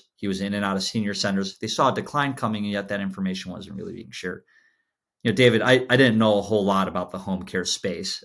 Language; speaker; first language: English; native; English